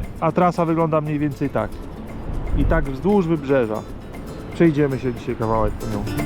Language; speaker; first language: Polish; native; Polish